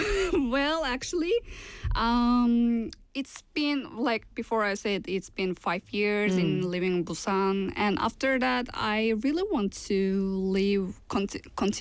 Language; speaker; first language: English; non-native, fluent; Turkish